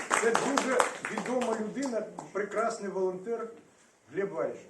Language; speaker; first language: Ukrainian; non-native, local second language; Russian